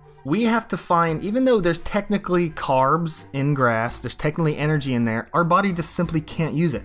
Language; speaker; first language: English; native; English